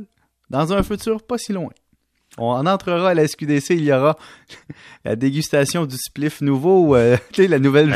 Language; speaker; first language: French; native; French